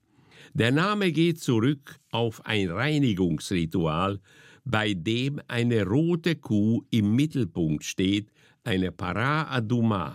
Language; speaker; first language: German; native; German